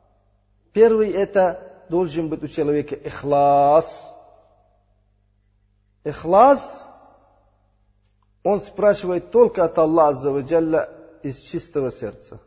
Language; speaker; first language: Russian; non-native, learner; Uzbek